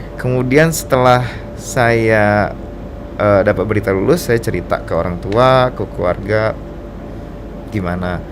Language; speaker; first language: Indonesian; native; Indonesian